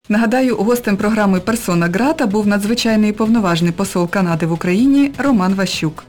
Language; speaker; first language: Ukrainian; native; Ukrainian